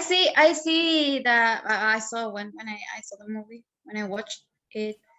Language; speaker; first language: English; non-native, learner; Spanish